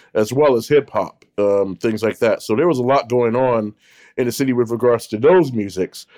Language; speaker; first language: English; native; English